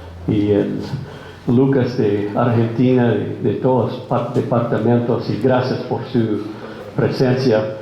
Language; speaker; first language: Spanish; non-native, fluent; English